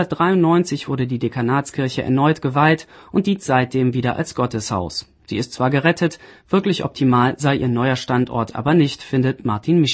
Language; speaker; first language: German; native; German